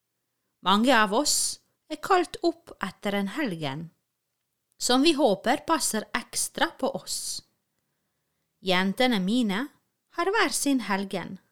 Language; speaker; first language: Norwegian; non-native, fluent; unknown